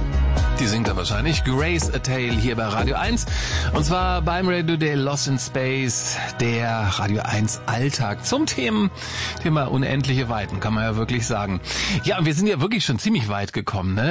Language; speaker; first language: German; native; German